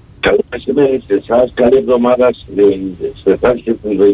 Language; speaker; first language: Greek; native; Greek